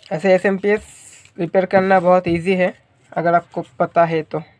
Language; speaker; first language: Hindi; non-native, local second language; Bangla